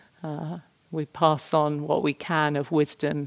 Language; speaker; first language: English; native; English